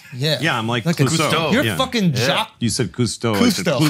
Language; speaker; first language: English; native; English